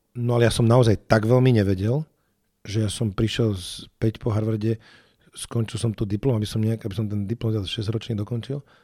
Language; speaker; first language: Slovak; native; Slovak